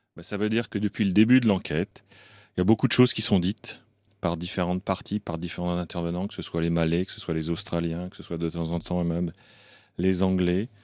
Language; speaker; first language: French; native; French